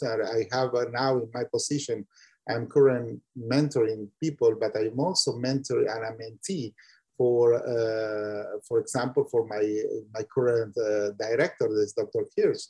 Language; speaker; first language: English; non-native, fluent; Spanish